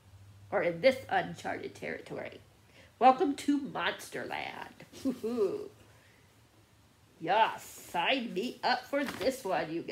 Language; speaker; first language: English; native; English